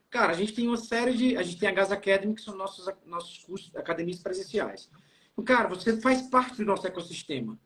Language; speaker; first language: Portuguese; native; Portuguese